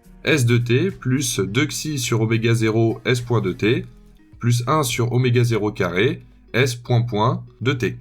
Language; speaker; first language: French; native; French